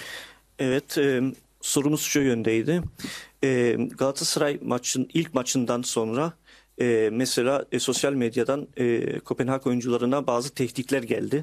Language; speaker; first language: Turkish; early bilingual, heritage; Turkish